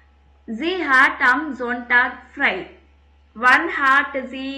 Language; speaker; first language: German; non-native, fluent; Tamil